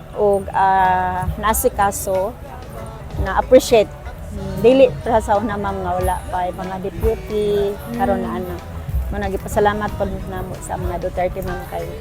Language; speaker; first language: Cebuano; non-native, local second language; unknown